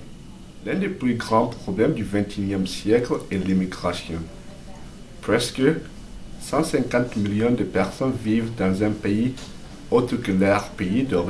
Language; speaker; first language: French; non-native, learner; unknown